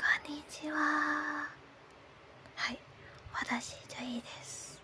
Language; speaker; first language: Japanese; non-native, learner; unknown